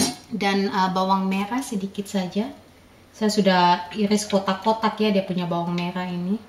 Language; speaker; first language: Indonesian; non-native, local second language; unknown